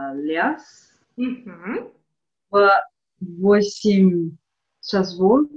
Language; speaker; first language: Russian; non-native, learner; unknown